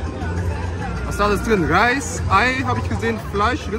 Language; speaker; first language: German; early bilingual, other home language; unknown